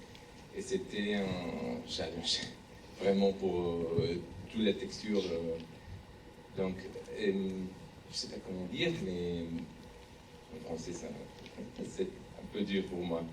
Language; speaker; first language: French; non-native, learner; Spanish